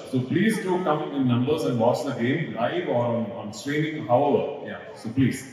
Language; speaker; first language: English; non-native, local second language; Malayalam